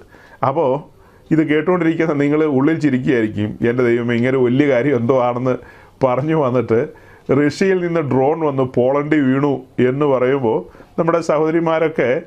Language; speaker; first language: Malayalam; native; Malayalam